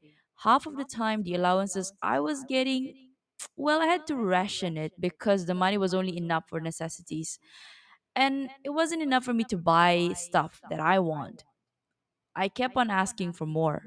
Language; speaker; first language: English; non-native, local second language; Malay